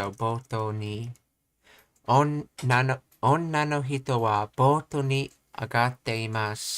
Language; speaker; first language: Japanese; non-native, learner; English